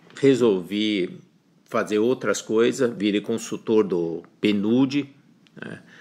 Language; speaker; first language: Portuguese; early bilingual, other home language; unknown